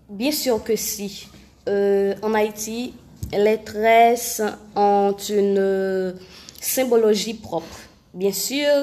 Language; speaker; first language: French; non-native, local second language; Haitian Creole